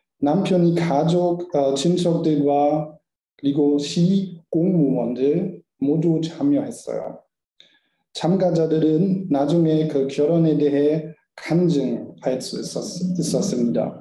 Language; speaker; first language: Korean; non-native, learner; German